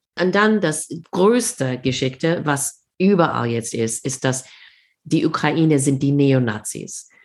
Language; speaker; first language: German; non-native, fluent; English